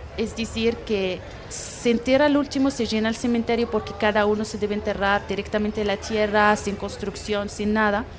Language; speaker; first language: Spanish; non-native, fluent; Arabic